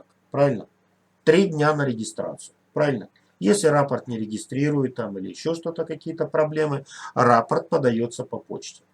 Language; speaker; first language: Russian; native; Russian